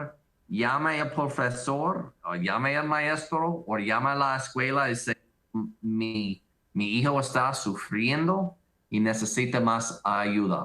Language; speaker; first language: Spanish; non-native, learner; English